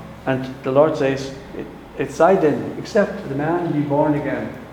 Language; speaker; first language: English; non-native, fluent; German